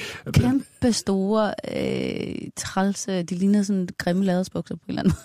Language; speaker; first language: Danish; native; Danish